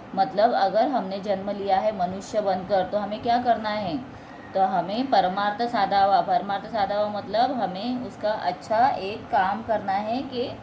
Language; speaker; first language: Hindi; non-native, local second language; Marathi